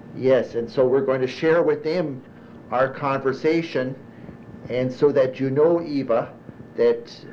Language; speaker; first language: English; early bilingual, other home language; German